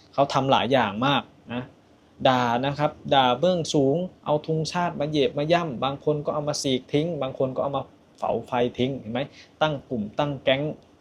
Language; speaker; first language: Thai; native; Thai